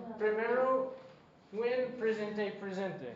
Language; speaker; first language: Spanish; non-native, learner; English